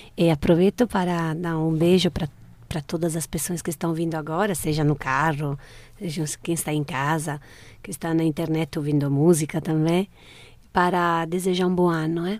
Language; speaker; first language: Portuguese; non-native, fluent; Italian